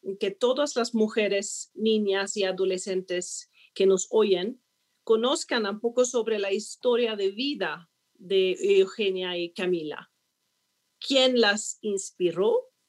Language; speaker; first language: Spanish; non-native, fluent; Swedish